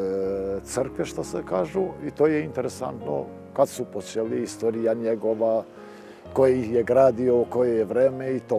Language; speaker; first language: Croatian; non-native, local second language; Albanian